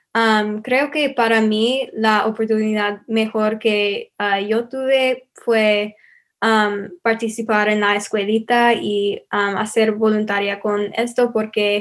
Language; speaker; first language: Spanish; non-native, learner; English